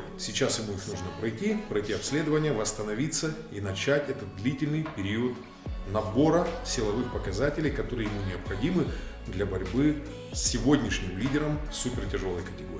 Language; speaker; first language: Russian; native; Russian